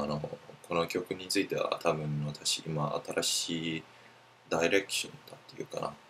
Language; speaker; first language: Japanese; non-native, learner; English